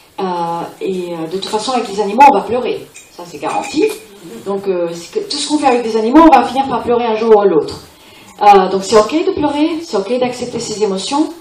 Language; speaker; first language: French; non-native, fluent; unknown